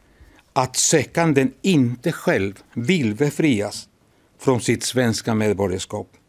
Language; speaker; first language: Swedish; non-native, fluent; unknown